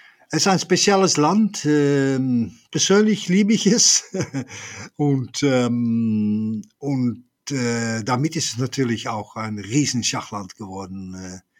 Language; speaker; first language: German; non-native, fluent; Dutch